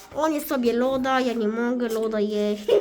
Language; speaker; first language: Polish; native; Polish